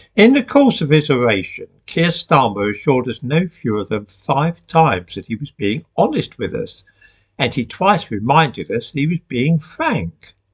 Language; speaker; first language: English; native; English